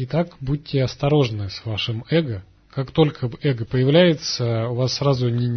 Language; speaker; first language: Russian; native; Russian